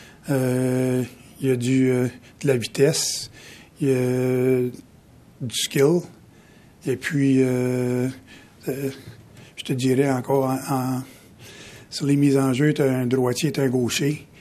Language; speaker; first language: French; native; French